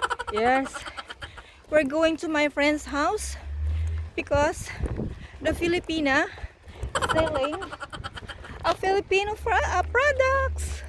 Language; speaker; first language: English; non-native, local second language; Filipino